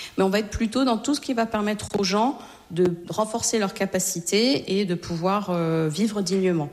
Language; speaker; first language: French; native; French